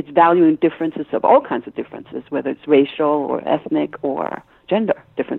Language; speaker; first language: English; non-native, fluent; Danish